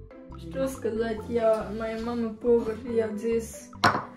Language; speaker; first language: Russian; early bilingual, heritage; Russian